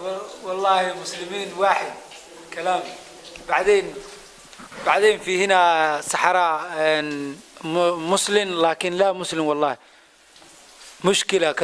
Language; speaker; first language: Arabic; non-native, learner; Somali